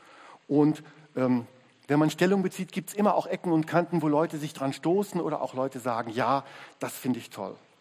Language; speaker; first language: German; native; German